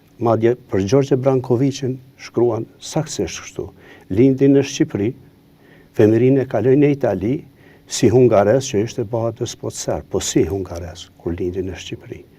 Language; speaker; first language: Albanian; native; Albanian